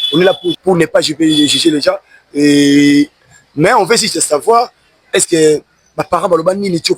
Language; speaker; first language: French; non-native, local second language; Lingala